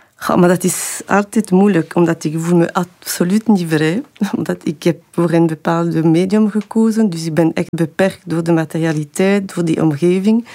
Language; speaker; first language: Dutch; non-native, local second language; French